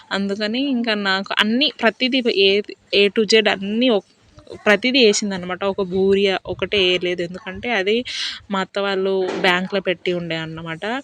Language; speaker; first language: Telugu; non-native, local second language; Lambadi